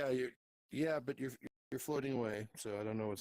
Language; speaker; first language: English; native; English